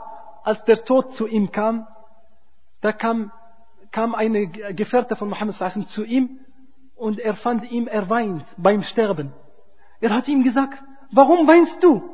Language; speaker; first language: German; non-native, fluent; Arabic